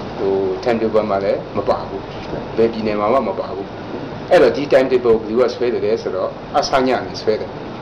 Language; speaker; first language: Burmese; non-native, local second language; Kachin